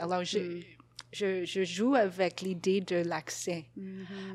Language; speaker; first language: French; non-native, local second language; English